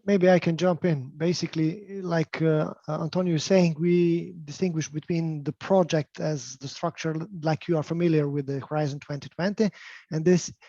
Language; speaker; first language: English; non-native, fluent; Slovenian